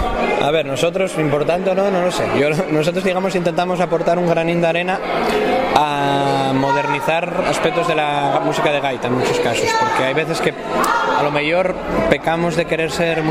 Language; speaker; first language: Spanish; native; Spanish